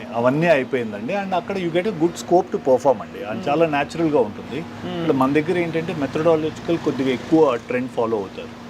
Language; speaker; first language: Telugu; native; Telugu